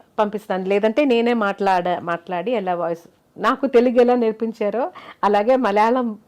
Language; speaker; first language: Telugu; non-native, local second language; Malayalam